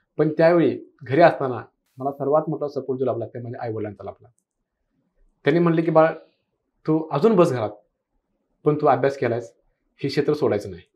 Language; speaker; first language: Marathi; non-native, local second language; Kannada